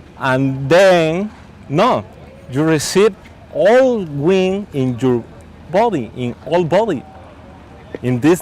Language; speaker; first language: English; non-native, learner; Spanish